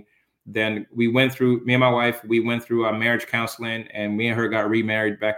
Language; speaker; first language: English; early bilingual, other home language; Jamaican Creole English